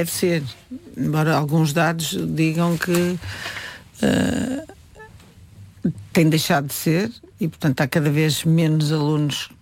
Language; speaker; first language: Portuguese; native; Portuguese